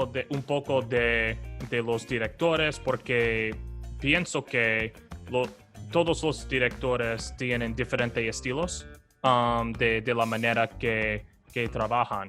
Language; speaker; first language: Spanish; non-native, learner; English